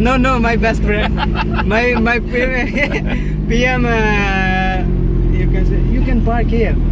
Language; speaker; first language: English; non-native, learner; Hindi